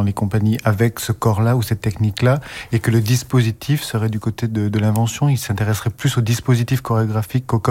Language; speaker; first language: French; native; French